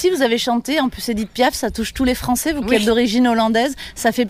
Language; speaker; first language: French; native; French